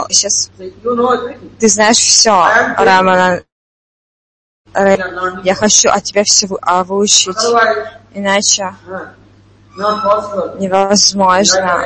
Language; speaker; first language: Russian; non-native, fluent; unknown